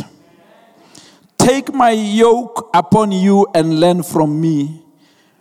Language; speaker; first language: English; non-native, local second language; Venda